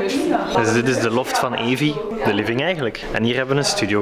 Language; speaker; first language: Dutch; native; Dutch